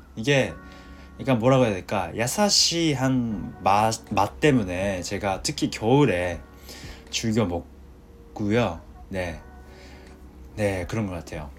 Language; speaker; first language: Korean; non-native, fluent; Japanese